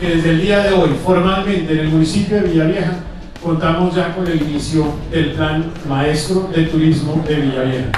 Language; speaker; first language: Spanish; native; Spanish